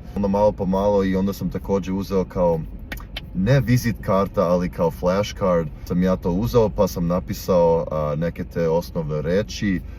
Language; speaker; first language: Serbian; non-native, fluent; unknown